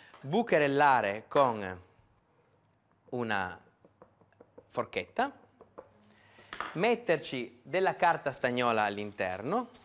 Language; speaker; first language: Italian; native; Italian